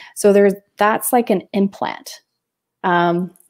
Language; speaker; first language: English; native; English